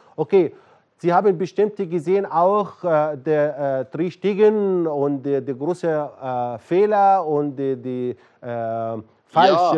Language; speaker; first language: German; non-native, learner; Arabic